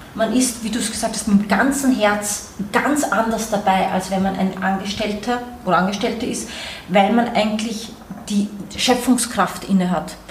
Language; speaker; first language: German; native; German